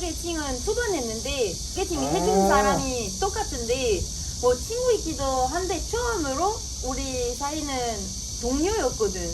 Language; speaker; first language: Korean; non-native, fluent; French